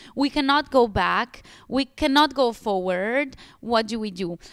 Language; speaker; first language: English; non-native, fluent; Italian